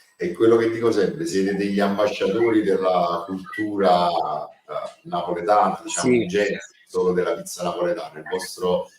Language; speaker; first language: Italian; native; Italian